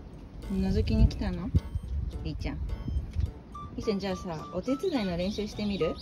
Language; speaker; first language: Japanese; native; Japanese